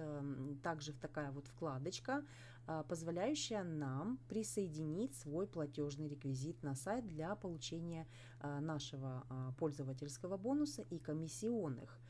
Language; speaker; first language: Russian; native; Russian